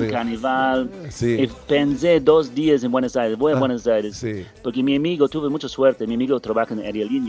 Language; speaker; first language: Spanish; non-native, learner; English